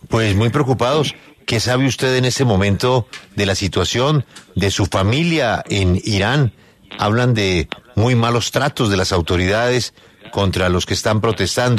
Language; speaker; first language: Spanish; non-native, learner; Persian